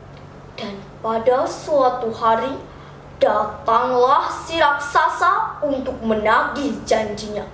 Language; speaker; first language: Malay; non-native, local second language; Balinese